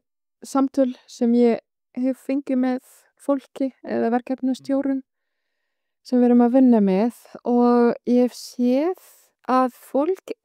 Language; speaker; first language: Icelandic; non-native, fluent; Arabic